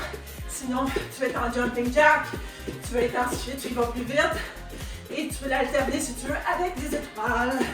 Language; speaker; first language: French; native; French